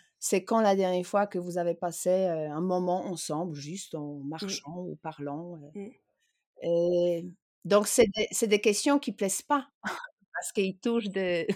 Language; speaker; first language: French; non-native, fluent; Polish